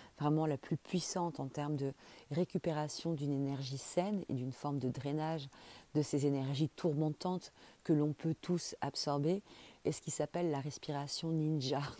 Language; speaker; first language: French; native; French